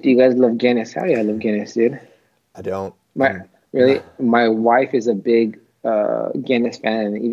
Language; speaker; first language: English; native; English